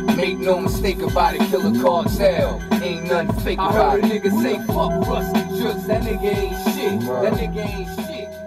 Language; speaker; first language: English; native; English